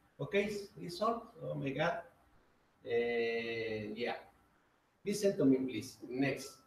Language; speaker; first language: English; non-native, learner; Spanish